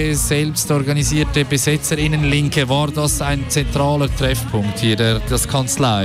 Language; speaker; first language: German; native; German